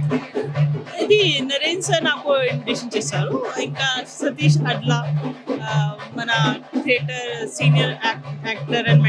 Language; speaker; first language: Telugu; non-native, learner; Hindi